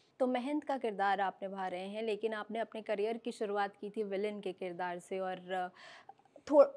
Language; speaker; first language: Hindi; native; Hindi